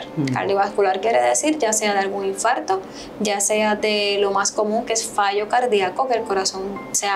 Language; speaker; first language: Spanish; native; Spanish